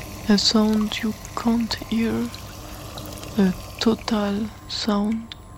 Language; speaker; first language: English; non-native, fluent; French